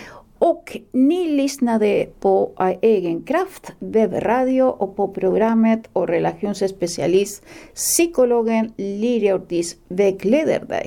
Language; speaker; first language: Swedish; non-native, fluent; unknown